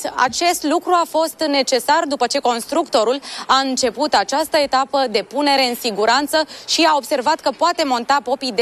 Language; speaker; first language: Romanian; native; Romanian